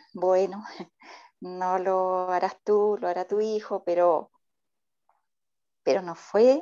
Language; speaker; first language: Spanish; native; Spanish